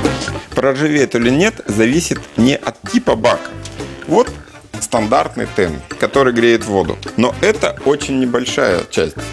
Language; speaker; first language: Russian; native; Russian